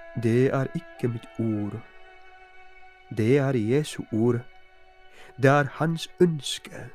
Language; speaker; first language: Norwegian; non-native, fluent; Polish